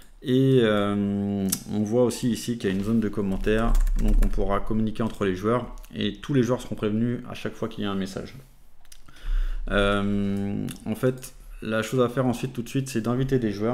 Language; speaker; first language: French; native; French